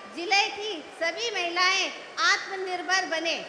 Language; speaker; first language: Hindi; native; Hindi